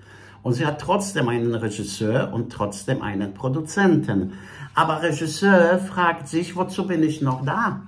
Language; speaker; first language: German; non-native, fluent; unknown